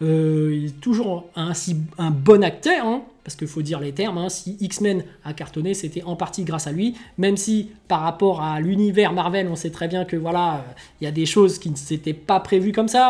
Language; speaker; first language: French; native; French